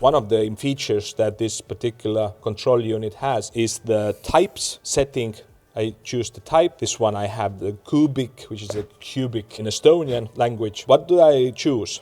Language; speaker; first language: English; non-native, fluent; Estonian